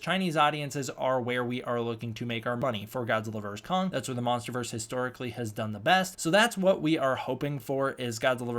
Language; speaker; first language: English; native; English